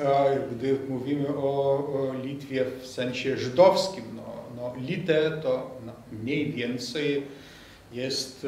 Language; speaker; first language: Polish; non-native, fluent; Lithuanian